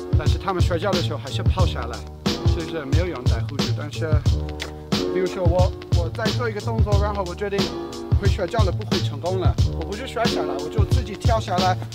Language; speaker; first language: Chinese; non-native, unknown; English